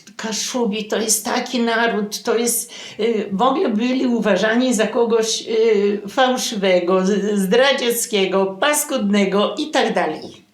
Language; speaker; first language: Polish; native; Polish